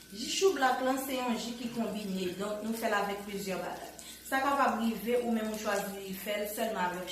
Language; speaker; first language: French; non-native, learner; Haitian Creole